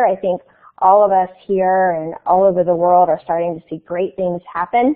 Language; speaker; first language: English; native; English